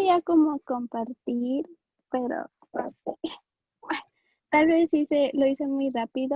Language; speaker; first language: Spanish; early bilingual, heritage; Spanish